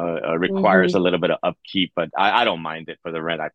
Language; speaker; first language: English; native; English